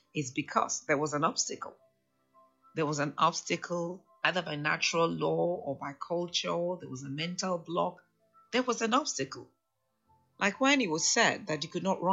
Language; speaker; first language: English; non-native, local second language; Yoruba